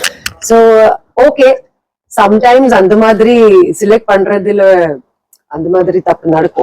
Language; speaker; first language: Tamil; non-native, fluent; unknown